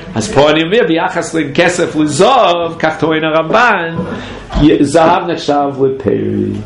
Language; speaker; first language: Hebrew; native; Hebrew